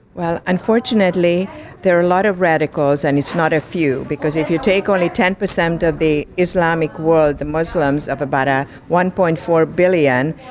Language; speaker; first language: English; non-native, fluent; Hungarian